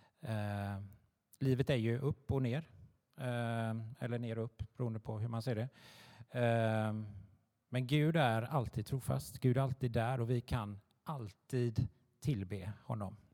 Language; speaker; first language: Swedish; native; Swedish